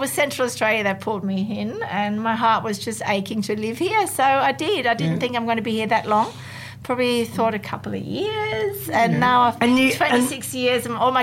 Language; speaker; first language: English; non-native, fluent; German